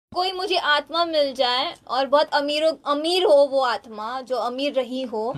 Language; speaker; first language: Hindi; non-native, local second language; Gujarati